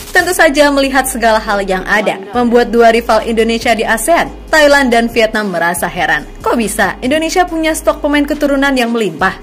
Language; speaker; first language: Indonesian; native; Indonesian